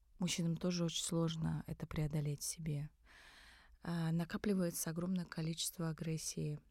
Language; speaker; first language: Russian; early bilingual, other home language; Tajik